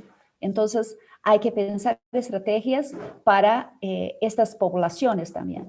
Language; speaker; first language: Spanish; non-native, fluent; Portuguese